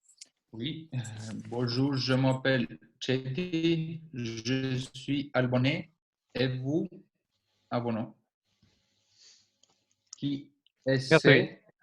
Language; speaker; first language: French; non-native, learner; Albanian